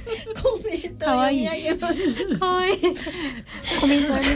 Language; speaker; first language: Japanese; native; Japanese